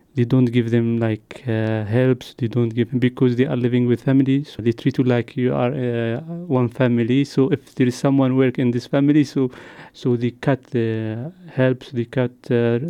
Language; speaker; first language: English; non-native, learner; Arabic